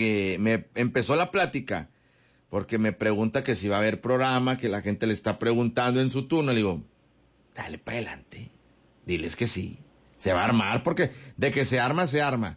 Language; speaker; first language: Spanish; native; Spanish